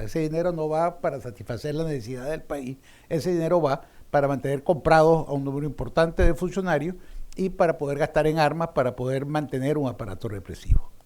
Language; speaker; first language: Spanish; native; Spanish